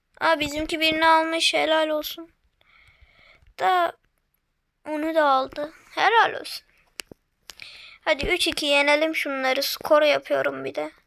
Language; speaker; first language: Turkish; native; Turkish